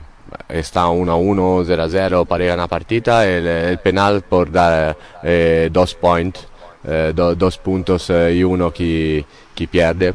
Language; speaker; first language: Spanish; non-native, learner; Italian